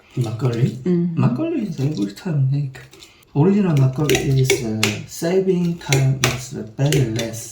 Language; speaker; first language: English; non-native, learner; Korean